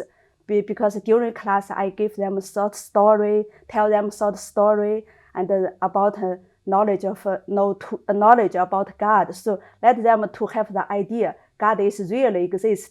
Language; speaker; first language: English; non-native, learner; Chinese